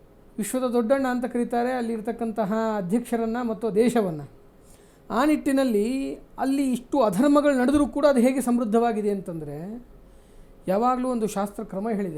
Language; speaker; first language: Kannada; native; Kannada